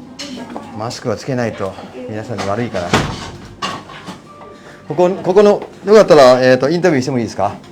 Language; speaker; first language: Japanese; non-native, fluent; Thai